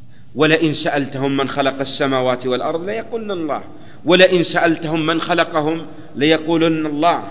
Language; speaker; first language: Arabic; native; Arabic